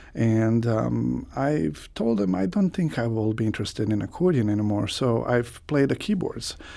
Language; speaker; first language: English; non-native, fluent; Croatian